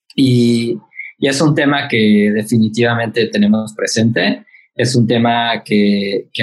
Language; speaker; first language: Spanish; native; Spanish